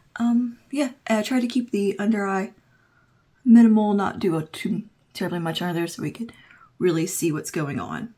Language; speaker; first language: English; native; English